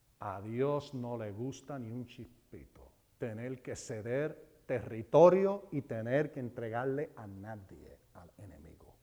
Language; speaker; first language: Spanish; early bilingual, heritage; Spanish